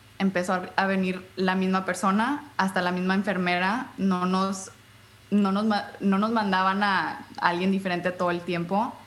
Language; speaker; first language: Spanish; native; Spanish